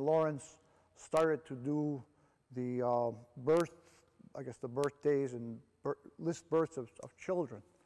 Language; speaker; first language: English; native; English